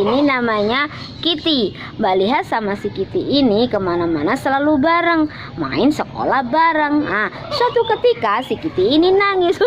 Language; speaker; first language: Indonesian; non-native, local second language; Javanese